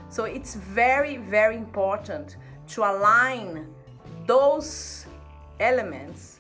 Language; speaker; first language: English; non-native, fluent; Portuguese